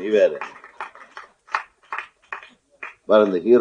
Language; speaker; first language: Tamil; native; Tamil